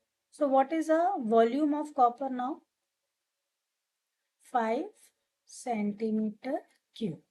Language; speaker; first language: English; non-native, local second language; Hindi